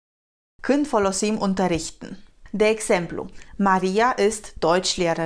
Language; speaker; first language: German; non-native, fluent; Romanian